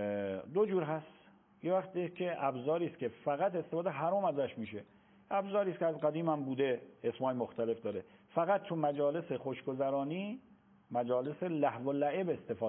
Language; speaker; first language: Persian; native; Persian